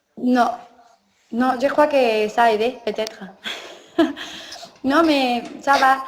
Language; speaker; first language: French; non-native, learner; Spanish